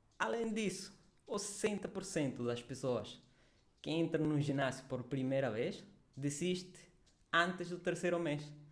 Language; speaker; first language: Portuguese; non-native, fluent; Spanish